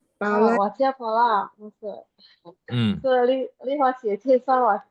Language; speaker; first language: Chinese; non-native, learner; Indonesian